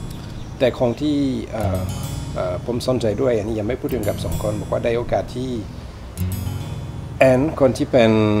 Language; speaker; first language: Thai; non-native, learner; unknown